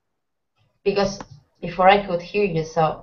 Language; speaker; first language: English; non-native, fluent; Spanish